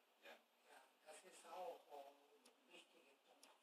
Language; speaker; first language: German; non-native, learner; Japanese